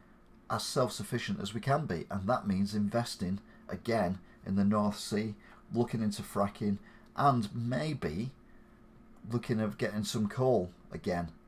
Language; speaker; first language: English; native; English